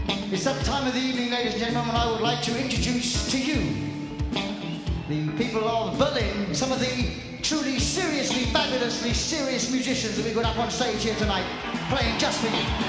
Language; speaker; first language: English; native; English